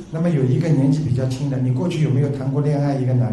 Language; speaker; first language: Chinese; native; Chinese